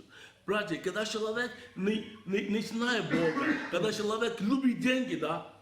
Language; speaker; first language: Russian; non-native, learner; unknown